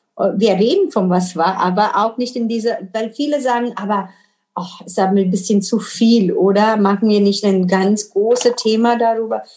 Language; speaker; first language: German; non-native, fluent; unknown